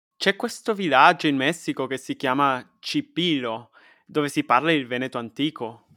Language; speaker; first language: Italian; non-native, fluent; Spanish